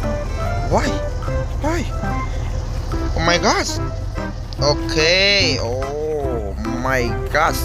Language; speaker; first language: English; non-native, learner; Khmer